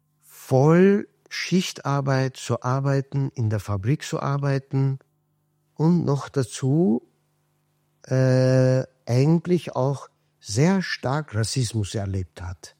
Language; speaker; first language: German; non-native, fluent; Kurdish